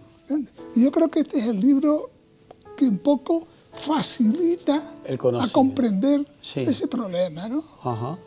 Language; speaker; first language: Spanish; native; Spanish